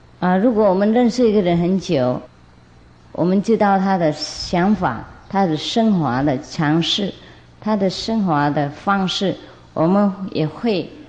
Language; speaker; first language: Chinese; non-native, fluent; Vietnamese